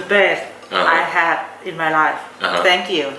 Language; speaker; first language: English; non-native, learner; Thai